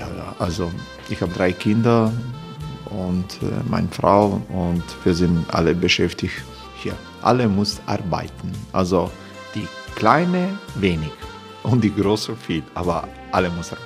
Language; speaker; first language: German; non-native, fluent; Croatian